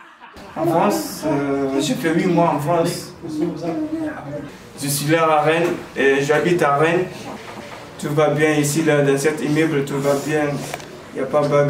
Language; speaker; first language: French; non-native, learner; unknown